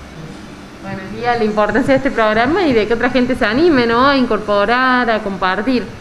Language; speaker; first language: Spanish; native; Spanish